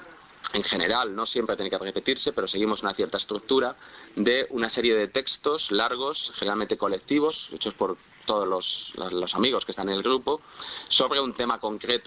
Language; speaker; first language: Spanish; native; Spanish